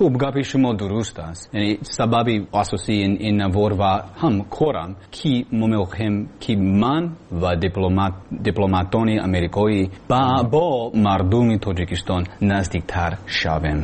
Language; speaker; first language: Persian; non-native, learner; English